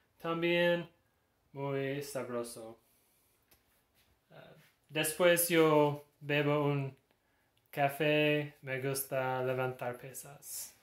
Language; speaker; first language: Spanish; non-native, learner; English